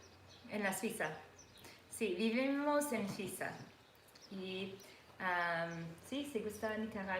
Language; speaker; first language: Spanish; non-native, learner; English